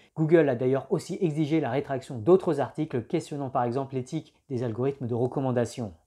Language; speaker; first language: French; native; French